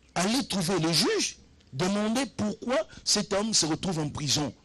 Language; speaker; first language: French; non-native, local second language; Lingala